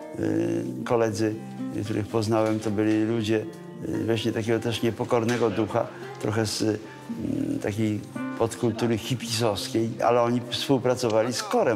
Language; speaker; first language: Polish; native; Polish